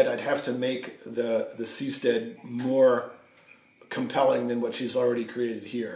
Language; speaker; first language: English; native; English